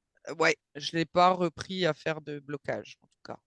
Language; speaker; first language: French; native; French